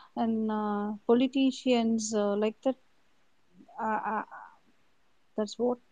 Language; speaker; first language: English; non-native, local second language; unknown